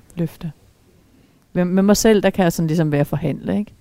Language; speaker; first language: Danish; native; Danish